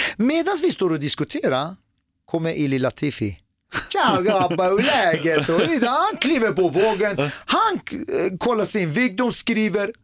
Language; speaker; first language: Swedish; early bilingual, other home language; Persian